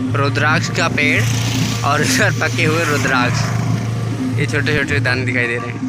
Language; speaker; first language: Hindi; native; Hindi